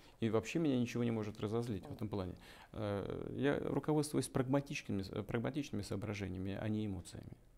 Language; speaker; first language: Russian; native; Russian